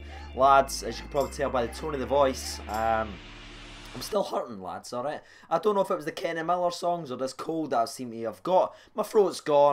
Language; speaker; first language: English; native; English